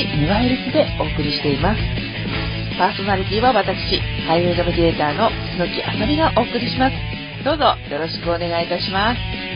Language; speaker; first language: Japanese; native; Japanese